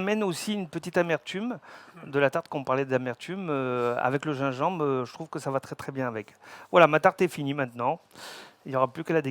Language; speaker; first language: French; native; French